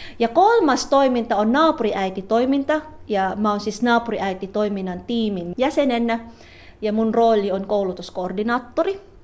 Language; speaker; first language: Finnish; non-native, fluent; Filipino